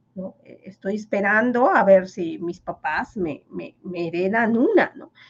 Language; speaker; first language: Spanish; non-native, local second language; Yucateco